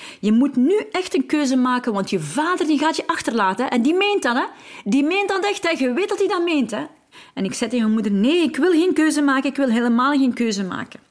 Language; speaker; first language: Dutch; early bilingual, other home language; Arabic